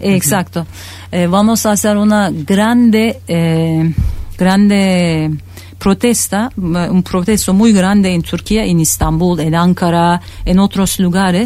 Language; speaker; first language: Spanish; non-native, fluent; Turkish